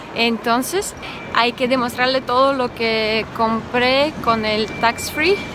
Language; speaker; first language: Spanish; non-native, fluent; Ukrainian